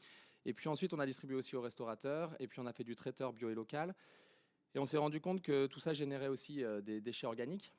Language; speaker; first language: French; native; French